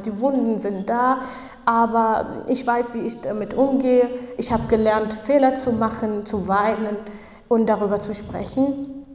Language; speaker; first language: German; non-native, fluent; Kurdish